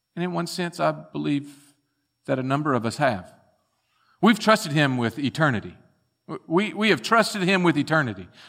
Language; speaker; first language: English; native; English